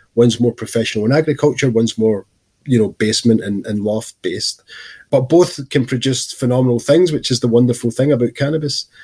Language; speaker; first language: English; native; English